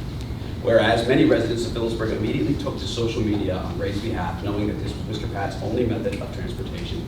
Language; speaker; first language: English; native; English